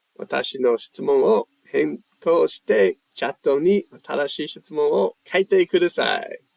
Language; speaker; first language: Japanese; non-native, learner; English